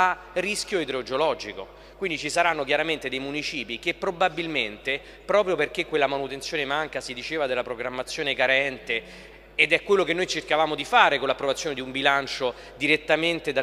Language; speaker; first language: Italian; native; Italian